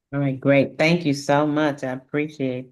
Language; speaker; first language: English; native; English